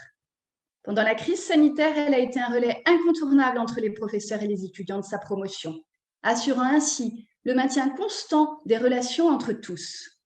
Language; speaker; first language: French; native; French